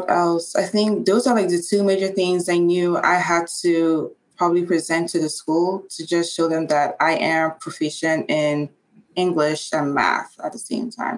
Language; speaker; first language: English; non-native, local second language; Igbo